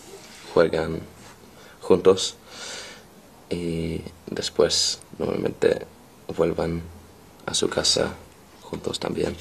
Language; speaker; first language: Spanish; non-native, learner; English